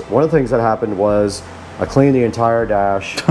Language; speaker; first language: English; native; English